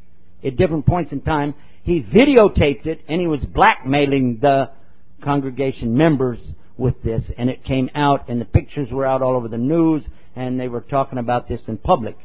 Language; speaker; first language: English; native; English